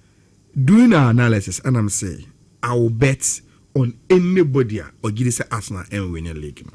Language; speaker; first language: English; non-native, local second language; Akan